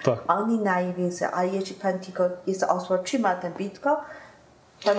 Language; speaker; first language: Polish; non-native, learner; Chinese